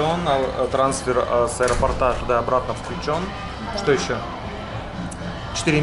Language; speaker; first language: Russian; native; Russian